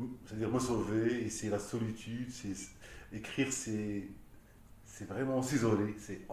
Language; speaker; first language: French; non-native, local second language; Arabic